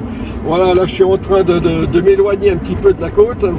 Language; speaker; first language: French; native; French